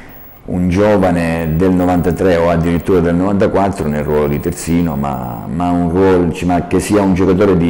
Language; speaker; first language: Italian; native; Italian